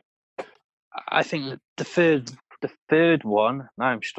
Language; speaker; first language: English; native; English